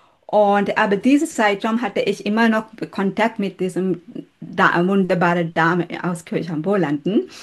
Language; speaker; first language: German; non-native, fluent; Sinhala